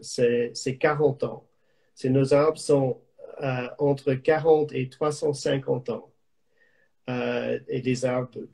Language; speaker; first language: French; non-native, learner; English